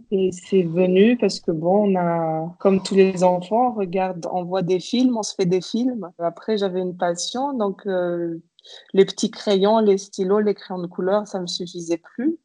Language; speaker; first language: French; native; French